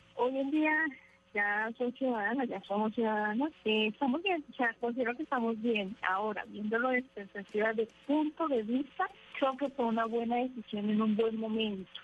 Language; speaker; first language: Spanish; native; Spanish